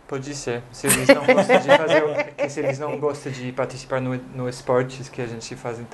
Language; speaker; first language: Portuguese; non-native, fluent; English